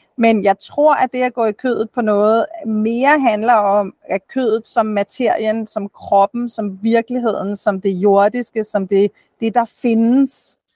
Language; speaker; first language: Danish; native; Danish